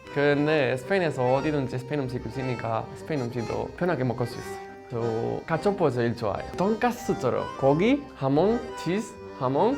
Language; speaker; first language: Korean; non-native, learner; Spanish